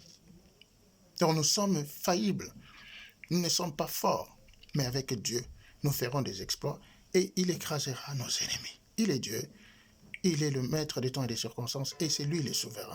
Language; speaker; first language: French; non-native, local second language; Lingala